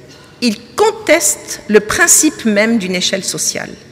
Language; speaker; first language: French; native; French